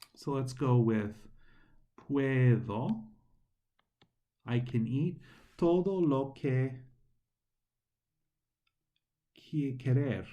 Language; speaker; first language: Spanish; non-native, fluent; English